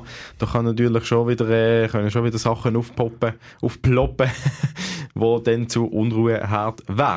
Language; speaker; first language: German; native; German